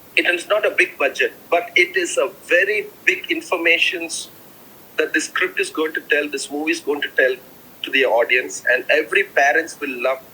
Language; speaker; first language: English; non-native, local second language; Tamil